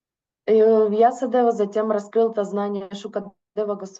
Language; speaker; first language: Russian; native; Russian